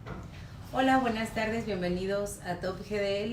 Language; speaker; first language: Spanish; native; Spanish